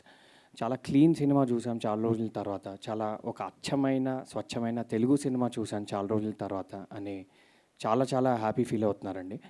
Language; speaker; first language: Telugu; native; Telugu